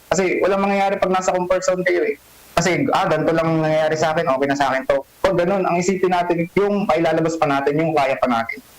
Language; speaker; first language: Filipino; native; Filipino